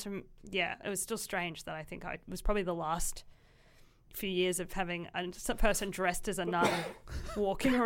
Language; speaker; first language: English; native; English